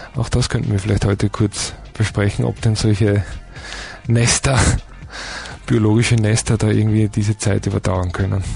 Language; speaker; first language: German; native; German